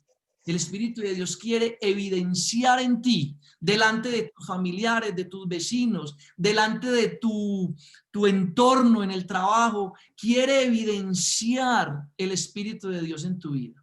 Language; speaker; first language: Spanish; native; Spanish